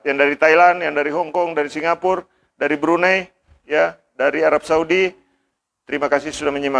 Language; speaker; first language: Indonesian; native; Indonesian